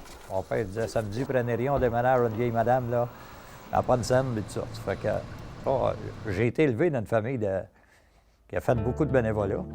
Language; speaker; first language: French; native; French